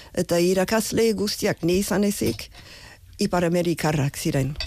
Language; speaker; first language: Basque; early bilingual, other home language; English